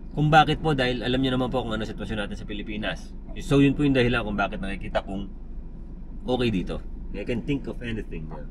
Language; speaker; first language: Filipino; native; Filipino